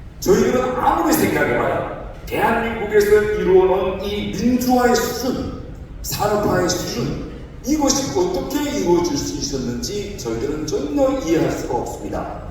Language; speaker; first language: Korean; native; Korean